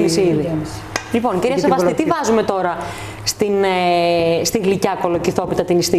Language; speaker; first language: Greek; native; Greek